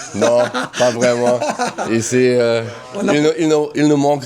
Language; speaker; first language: French; non-native, learner; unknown